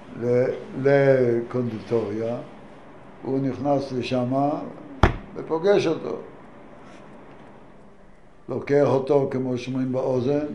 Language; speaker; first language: Hebrew; non-native, fluent; Yiddish